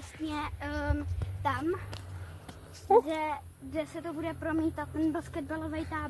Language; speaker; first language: Czech; native; Czech